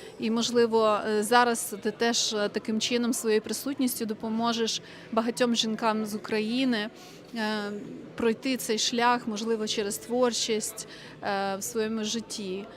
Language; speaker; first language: Ukrainian; native; Ukrainian